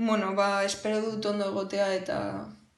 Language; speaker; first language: Basque; non-native, local second language; Spanish